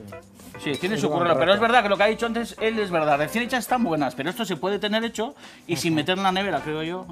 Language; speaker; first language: Spanish; native; Spanish